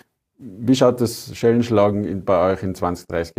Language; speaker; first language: German; native; German